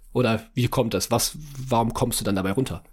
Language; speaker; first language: German; native; German